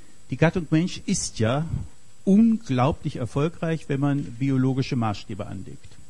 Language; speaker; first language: German; native; German